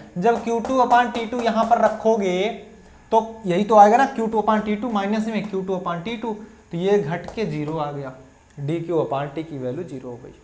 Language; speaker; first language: Hindi; native; Hindi